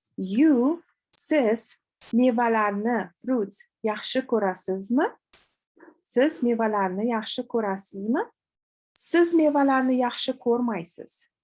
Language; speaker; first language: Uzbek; native; Uzbek